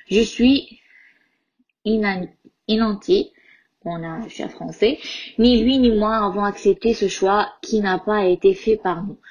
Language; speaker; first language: French; non-native, local second language; Arabic